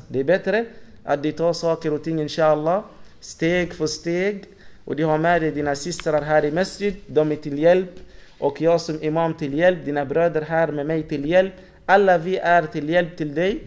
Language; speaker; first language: Swedish; non-native, fluent; Arabic